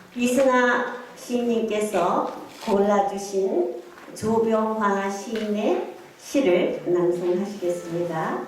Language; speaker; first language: Korean; native; Korean